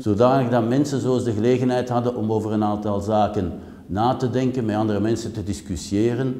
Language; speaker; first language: Dutch; native; Dutch